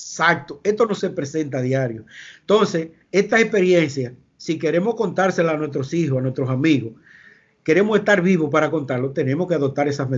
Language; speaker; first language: Spanish; native; Spanish